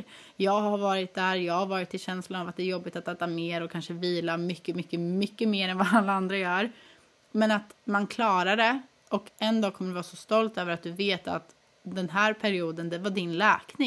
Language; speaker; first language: Swedish; native; Swedish